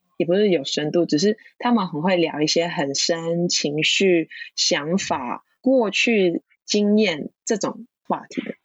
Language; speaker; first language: Chinese; non-native, local second language; Cantonese